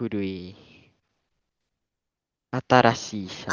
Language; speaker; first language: Japanese; non-native, learner; Malay